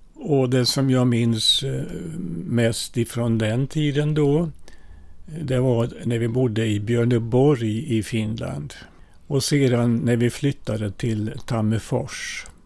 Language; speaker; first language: Swedish; early bilingual, other home language; Finnish